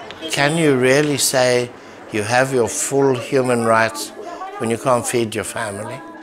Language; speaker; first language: English; native; English